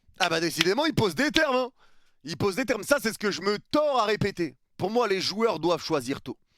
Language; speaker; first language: French; early bilingual, other home language; Arabic